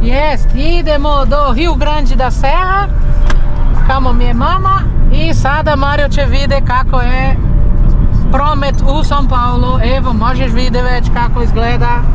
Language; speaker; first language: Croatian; non-native, learner; Portuguese